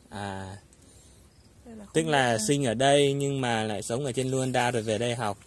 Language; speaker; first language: Vietnamese; native; Vietnamese